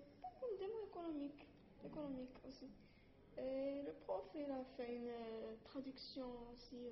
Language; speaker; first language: French; non-native, learner; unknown